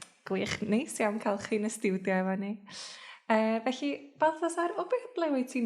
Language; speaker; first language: Welsh; native; Welsh